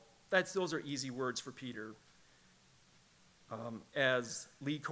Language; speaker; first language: English; native; English